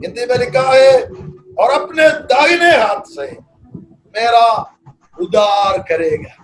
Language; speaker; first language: Hindi; non-native, local second language; Malayalam